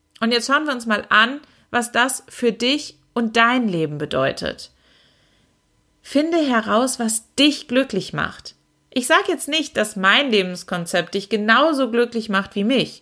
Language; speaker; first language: German; native; German